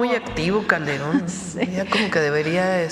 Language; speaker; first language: Spanish; native; Spanish